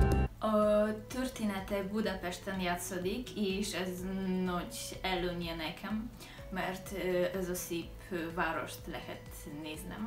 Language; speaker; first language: Hungarian; non-native, learner; Polish